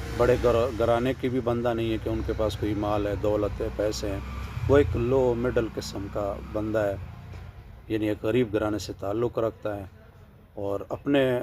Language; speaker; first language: Urdu; non-native, local second language; Pashto